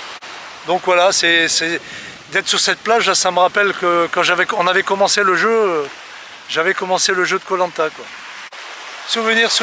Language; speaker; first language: French; native; French